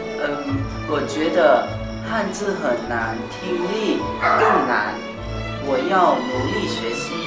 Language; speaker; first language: Chinese; non-native, learner; Thai